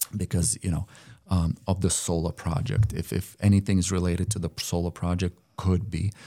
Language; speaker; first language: English; non-native, fluent; Lithuanian